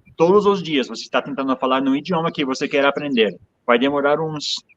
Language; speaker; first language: Portuguese; non-native, fluent; English